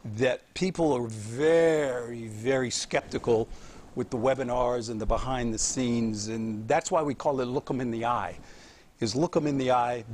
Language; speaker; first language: English; native; English